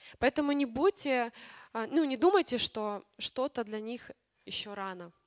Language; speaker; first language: Russian; native; Russian